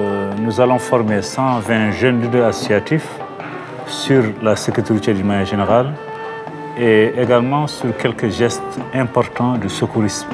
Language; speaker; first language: French; native; French